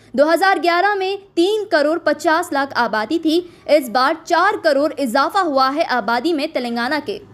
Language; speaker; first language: Urdu; native; Urdu